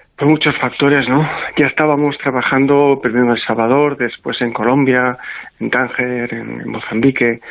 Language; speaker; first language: Spanish; native; Spanish